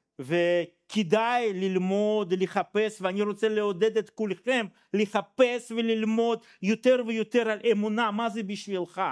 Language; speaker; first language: Hebrew; non-native, fluent; Russian